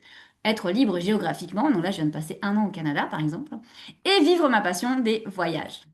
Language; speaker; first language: French; native; French